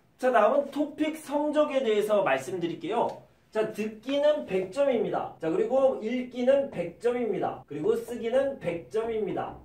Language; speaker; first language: Korean; native; Korean